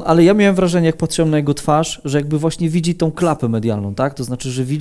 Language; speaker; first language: Polish; native; Polish